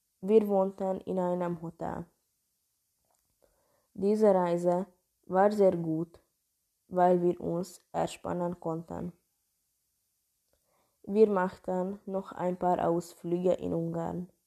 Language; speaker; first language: German; non-native, learner; Hungarian